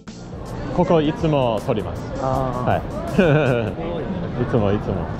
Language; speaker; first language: Japanese; non-native, learner; English